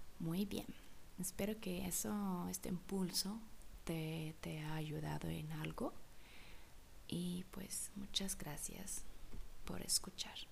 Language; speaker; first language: Spanish; non-native, fluent; German